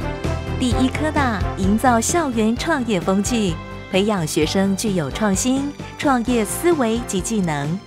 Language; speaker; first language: Chinese; native; Chinese